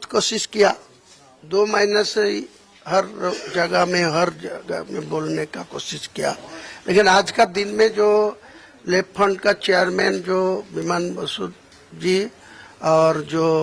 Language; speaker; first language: Hindi; non-native, local second language; Bangla